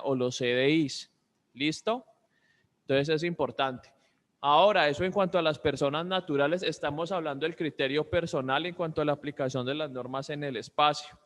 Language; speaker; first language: Spanish; native; Spanish